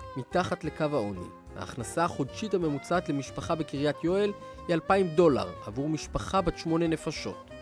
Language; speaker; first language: Hebrew; native; Hebrew